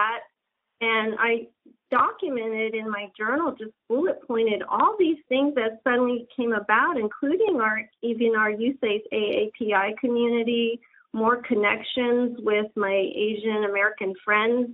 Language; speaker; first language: English; early bilingual, other home language; Japanese